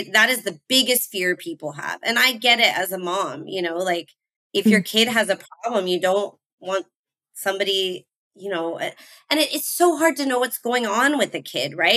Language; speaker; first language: English; native; English